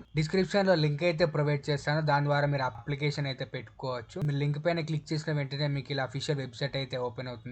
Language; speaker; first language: Telugu; native; Telugu